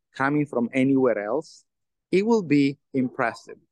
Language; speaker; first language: English; non-native, fluent; Italian